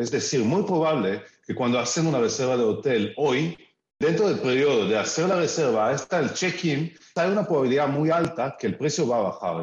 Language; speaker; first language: Spanish; early bilingual, heritage; Spanish